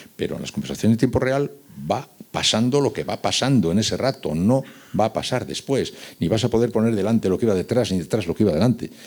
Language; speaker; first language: Spanish; native; Spanish